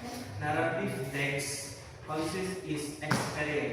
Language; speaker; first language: English; non-native, learner; Indonesian